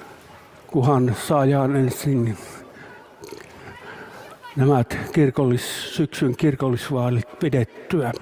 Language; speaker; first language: Finnish; native; Finnish